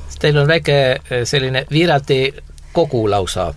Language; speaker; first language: Estonian; native; Estonian